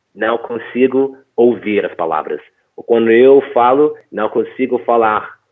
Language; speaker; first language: Portuguese; non-native, fluent; English